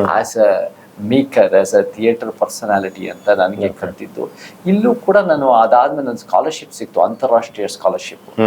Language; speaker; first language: Kannada; early bilingual, heritage; Kannada